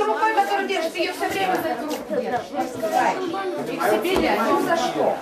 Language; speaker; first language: Russian; native; Russian